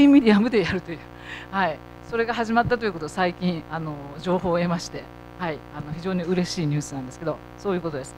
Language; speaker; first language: Japanese; native; Japanese